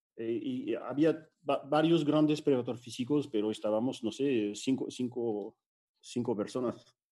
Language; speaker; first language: Spanish; non-native, fluent; French